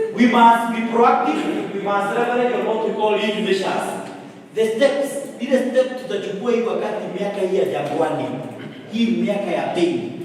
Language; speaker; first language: English; non-native, local second language; Swahili